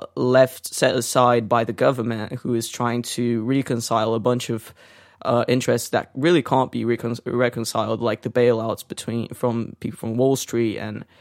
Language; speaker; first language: English; non-native, fluent; Portuguese